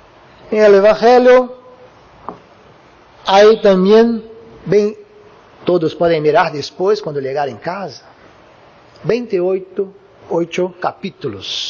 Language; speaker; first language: Spanish; non-native, learner; Portuguese